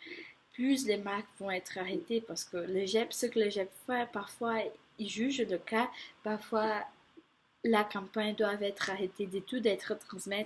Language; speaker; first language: French; non-native, fluent; Portuguese